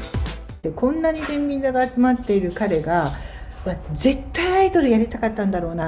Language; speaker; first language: Japanese; native; Japanese